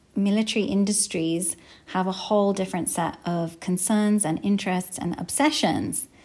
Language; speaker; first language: English; native; English